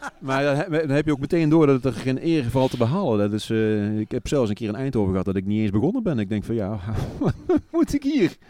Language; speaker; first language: Dutch; native; Dutch